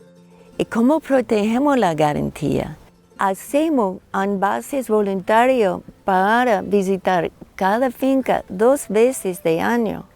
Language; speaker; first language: Spanish; non-native, learner; English